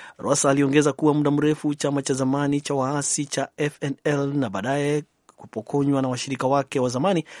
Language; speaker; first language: Swahili; non-native, local second language; Kikuyu